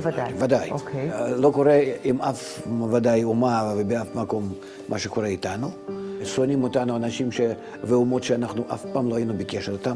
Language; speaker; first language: Hebrew; non-native, fluent; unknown